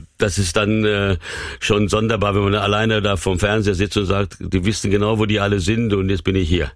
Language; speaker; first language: German; early bilingual, other home language; Hungarian